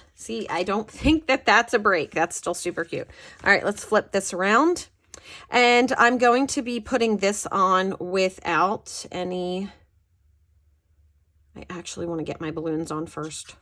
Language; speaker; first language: English; native; English